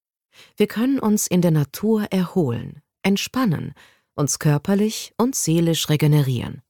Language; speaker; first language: German; native; German